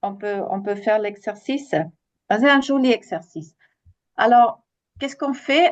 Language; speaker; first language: French; non-native, fluent; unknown